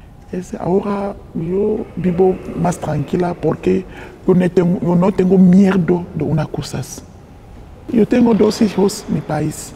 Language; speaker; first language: Spanish; non-native, learner; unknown